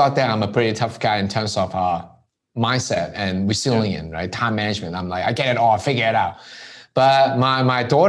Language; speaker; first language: English; non-native, local second language; Cantonese